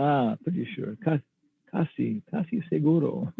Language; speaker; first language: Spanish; non-native, learner; English